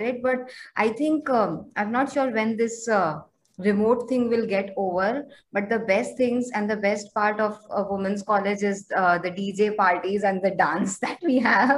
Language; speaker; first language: English; non-native, local second language; Hindi